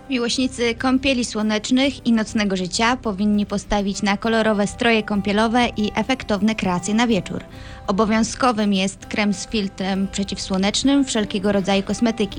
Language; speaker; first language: Polish; native; Polish